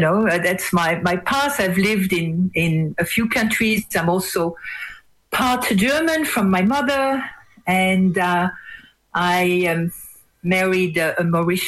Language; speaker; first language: English; non-native, fluent; French